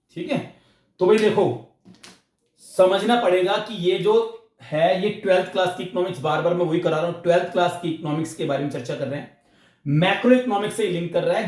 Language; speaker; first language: Hindi; native; Hindi